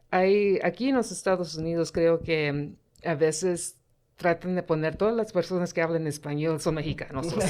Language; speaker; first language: Spanish; early bilingual, heritage; Spanish